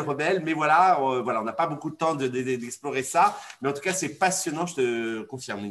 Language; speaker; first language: French; native; French